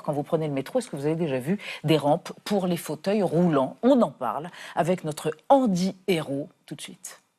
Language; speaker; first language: French; native; French